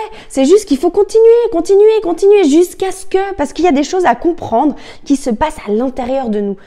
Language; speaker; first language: French; native; French